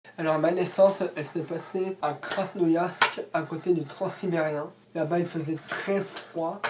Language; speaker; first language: French; early bilingual, other home language; Russian